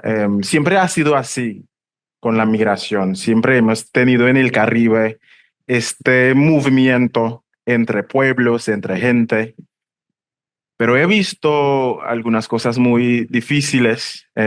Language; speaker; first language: Spanish; non-native, fluent; English